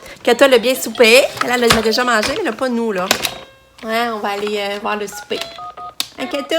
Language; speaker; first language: French; native; French